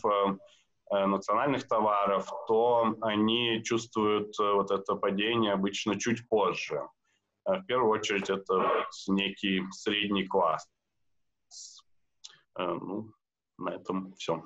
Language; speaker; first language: Russian; native; Russian